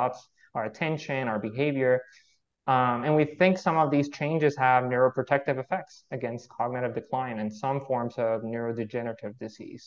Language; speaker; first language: English; non-native, fluent; Spanish